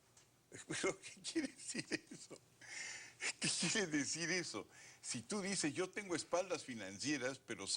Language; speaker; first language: Spanish; native; Spanish